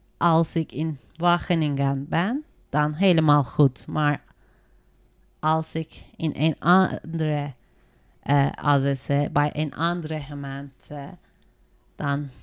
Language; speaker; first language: Dutch; non-native, learner; Turkish